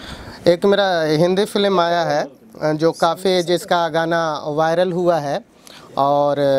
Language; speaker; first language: Hindi; native; Hindi